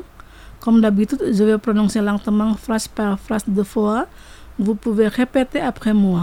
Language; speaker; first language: French; non-native, fluent; Indonesian